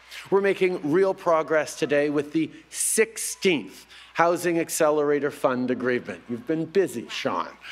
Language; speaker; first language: English; native; English